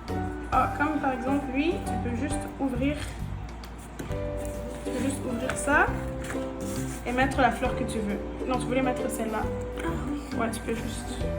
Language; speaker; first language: French; native; French